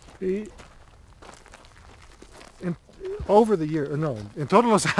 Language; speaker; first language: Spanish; non-native, learner; English